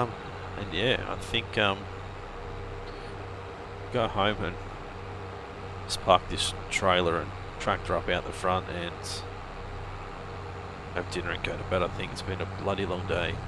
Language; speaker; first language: English; native; English